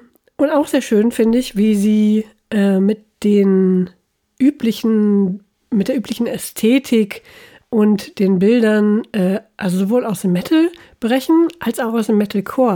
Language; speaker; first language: German; native; German